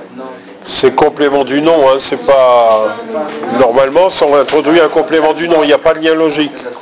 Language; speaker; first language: French; native; French